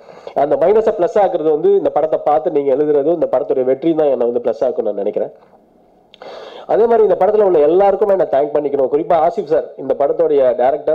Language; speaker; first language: Tamil; native; Tamil